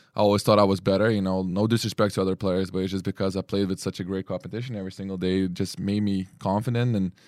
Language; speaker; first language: English; early bilingual, other home language; Lithuanian